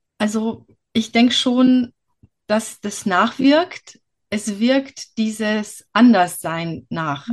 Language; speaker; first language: German; early bilingual, other home language; Polish